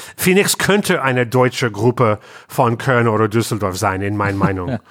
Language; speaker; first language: German; non-native, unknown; English